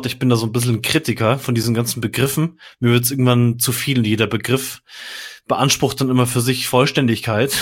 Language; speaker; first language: German; native; German